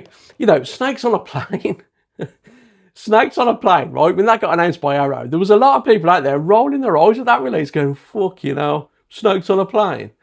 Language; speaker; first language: English; native; English